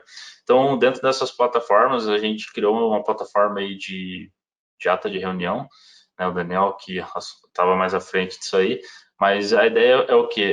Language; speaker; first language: Portuguese; native; Portuguese